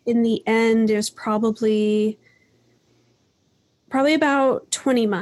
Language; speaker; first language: English; native; English